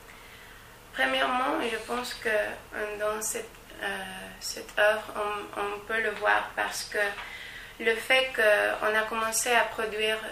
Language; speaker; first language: French; non-native, learner; Spanish